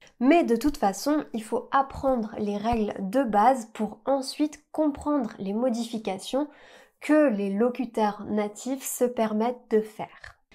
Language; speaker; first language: French; native; French